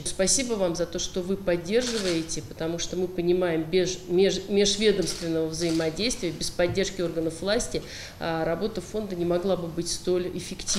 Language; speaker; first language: Russian; native; Russian